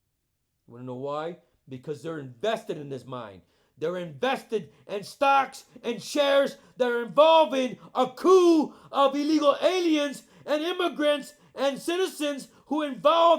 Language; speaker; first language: English; native; English